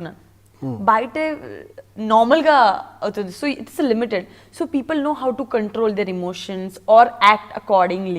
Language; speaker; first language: Telugu; non-native, learner; Gujarati